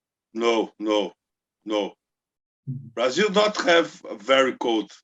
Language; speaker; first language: English; non-native, learner; Portuguese